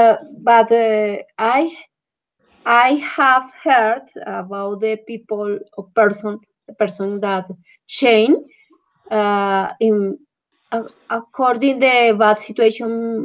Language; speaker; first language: English; non-native, learner; Spanish